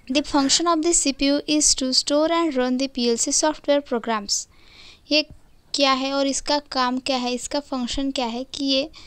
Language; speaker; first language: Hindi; non-native, local second language; Marathi